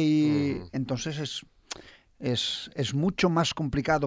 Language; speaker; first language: Spanish; non-native, fluent; Italian